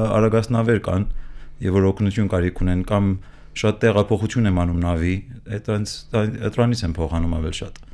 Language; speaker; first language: Armenian; early bilingual, heritage; Armenian